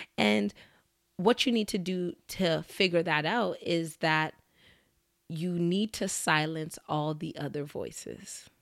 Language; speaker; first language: English; early bilingual, other home language; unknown